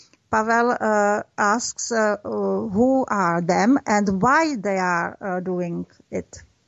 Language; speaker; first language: English; non-native, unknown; Czech